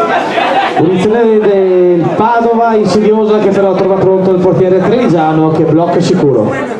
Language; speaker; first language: Italian; native; Italian